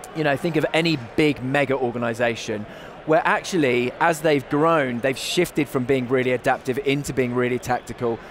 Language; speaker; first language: English; native; English